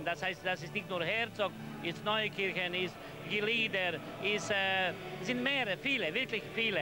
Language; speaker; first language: German; non-native, fluent; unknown